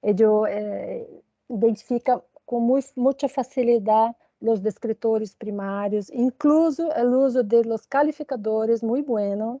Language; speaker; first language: Spanish; non-native, fluent; Portuguese